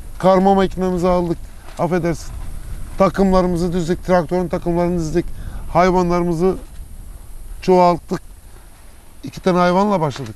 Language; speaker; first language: Turkish; early bilingual, heritage; Turkish